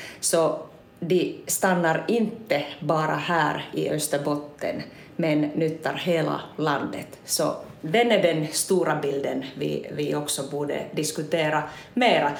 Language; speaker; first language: Swedish; non-native, local second language; Finnish